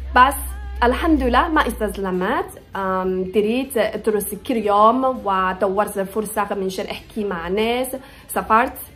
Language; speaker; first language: Arabic; non-native, fluent; Chinese